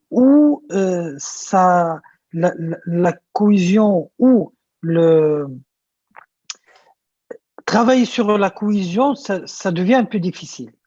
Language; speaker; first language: French; non-native, local second language; Arabic